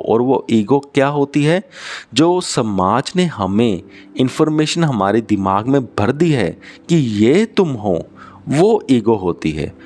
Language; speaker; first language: Hindi; non-native, local second language; Punjabi